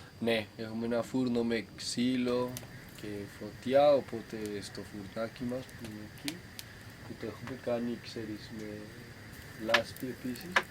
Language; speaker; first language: Greek; non-native, fluent; Spanish